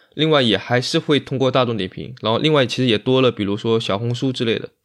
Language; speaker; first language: Chinese; native; Chinese